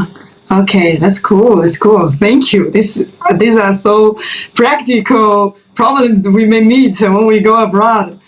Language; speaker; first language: English; non-native, fluent; Chinese